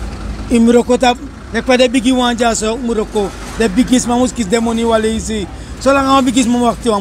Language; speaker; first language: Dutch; non-native, local second language; Sranan Tongo